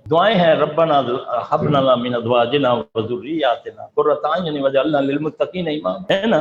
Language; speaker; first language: Urdu; non-native, local second language; Punjabi